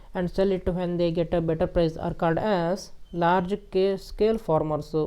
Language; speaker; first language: English; non-native, local second language; Kannada